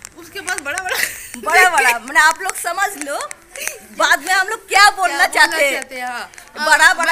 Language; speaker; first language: Hindi; non-native, local second language; Bangla